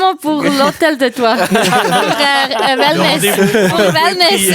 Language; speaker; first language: French; non-native, learner; German